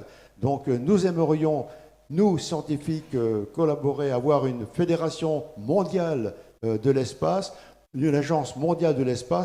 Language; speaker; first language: French; native; French